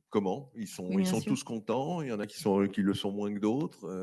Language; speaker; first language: French; native; French